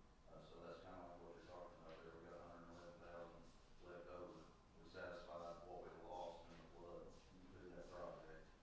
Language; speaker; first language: English; native; English